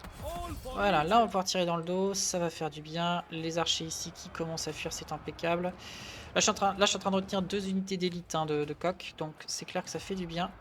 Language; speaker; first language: French; native; French